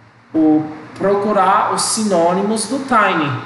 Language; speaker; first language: Portuguese; non-native, learner; English